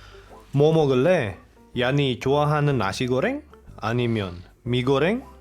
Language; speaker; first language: Korean; non-native, fluent; Indonesian